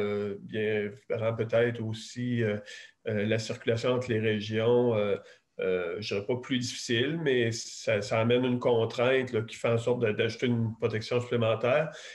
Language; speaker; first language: French; native; French